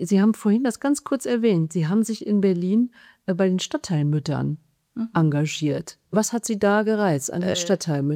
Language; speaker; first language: German; native; German